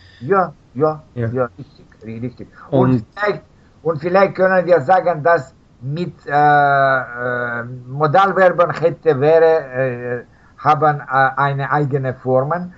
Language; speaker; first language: German; non-native, fluent; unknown